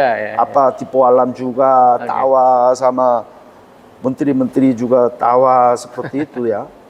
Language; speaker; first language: Indonesian; non-native, learner; Korean